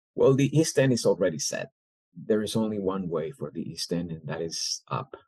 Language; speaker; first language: English; early bilingual, other home language; Spanish